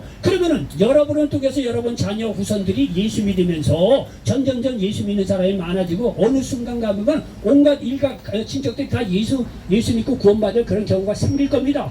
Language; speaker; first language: Korean; native; Korean